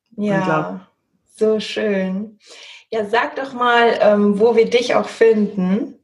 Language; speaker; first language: German; early bilingual, heritage; German